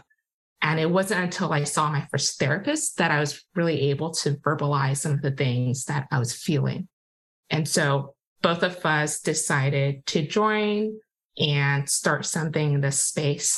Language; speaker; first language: English; non-native, local second language; Cantonese